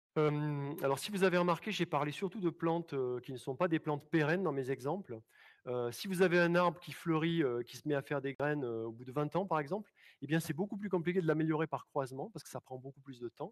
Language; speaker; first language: French; native; French